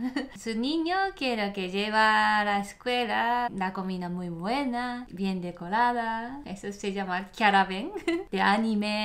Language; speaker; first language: Spanish; non-native, learner; Japanese